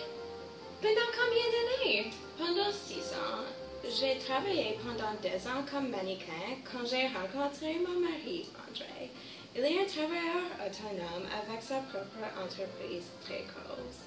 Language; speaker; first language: French; non-native, learner; English